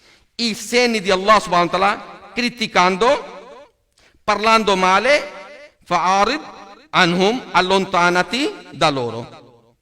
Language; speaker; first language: Italian; non-native, learner; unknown